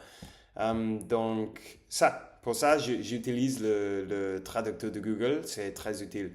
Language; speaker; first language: French; non-native, learner; English